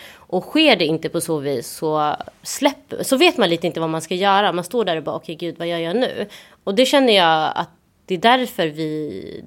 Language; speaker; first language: Swedish; early bilingual, other home language; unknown